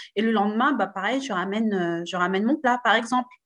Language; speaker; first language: French; native; French